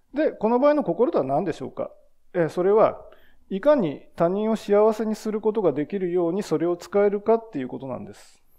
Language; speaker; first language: Japanese; native; Japanese